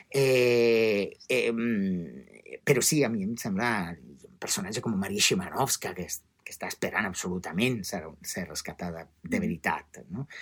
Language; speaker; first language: Catalan; non-native, fluent; Italian